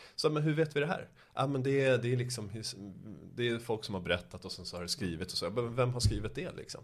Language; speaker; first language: Swedish; early bilingual, other home language; Persian